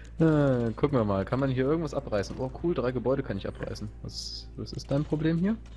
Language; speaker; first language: German; native; German